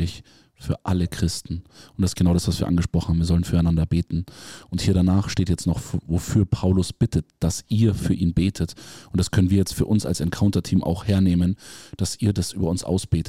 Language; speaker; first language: German; native; German